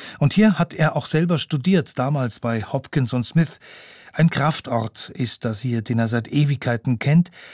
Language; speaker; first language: German; native; German